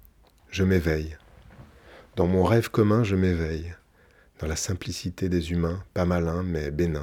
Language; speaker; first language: French; native; French